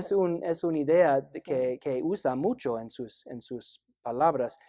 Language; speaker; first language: Spanish; non-native, fluent; English